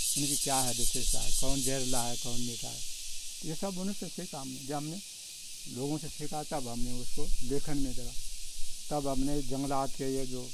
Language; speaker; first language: Hindi; native; Hindi